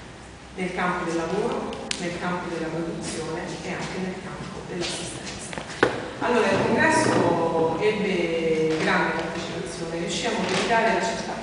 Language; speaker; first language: Italian; native; Italian